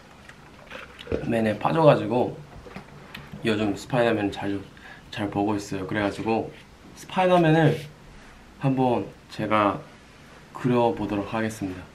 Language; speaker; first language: Korean; non-native, fluent; Japanese